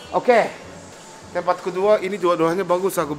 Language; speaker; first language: Indonesian; non-native, fluent; Japanese